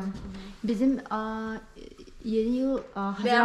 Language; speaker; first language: Turkish; non-native, learner; Yakut